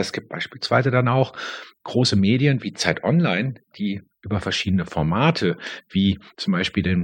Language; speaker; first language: German; native; German